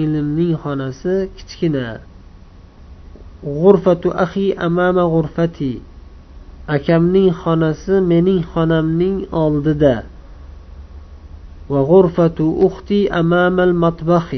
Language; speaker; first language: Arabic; non-native, fluent; Uzbek